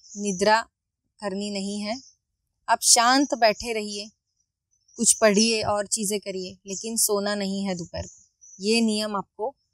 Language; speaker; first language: Hindi; non-native, local second language; Marathi